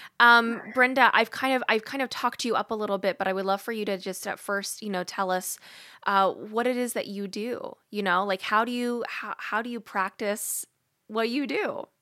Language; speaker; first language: English; native; English